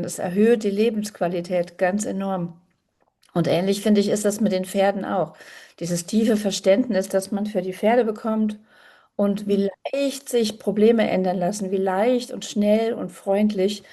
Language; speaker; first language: German; native; German